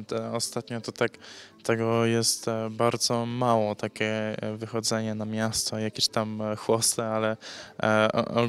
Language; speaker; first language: Polish; early bilingual, heritage; English